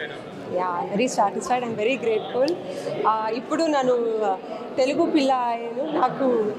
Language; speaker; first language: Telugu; non-native, learner; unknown